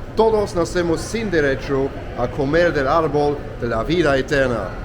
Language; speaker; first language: Spanish; non-native, learner; Luxembourgish